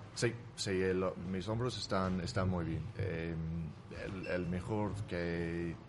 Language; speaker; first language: Spanish; non-native, fluent; English